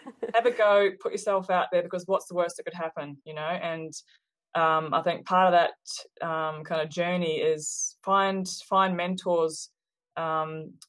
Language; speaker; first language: English; native; English